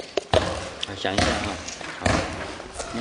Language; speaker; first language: Chinese; native; Chinese